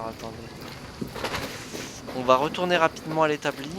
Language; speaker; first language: French; native; French